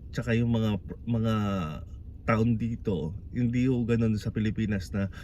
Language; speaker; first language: Filipino; native; Filipino